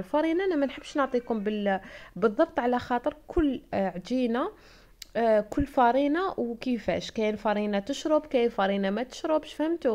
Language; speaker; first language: Arabic; native; Arabic